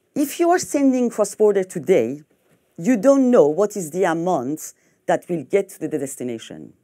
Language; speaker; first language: English; non-native, fluent; French